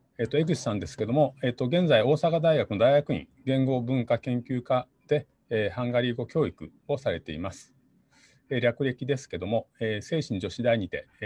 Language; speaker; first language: Japanese; native; Japanese